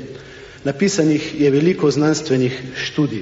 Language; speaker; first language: Slovenian; native; Slovenian